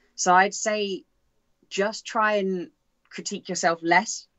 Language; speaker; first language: English; native; English